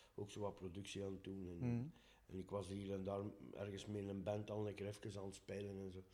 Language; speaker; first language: Dutch; native; Dutch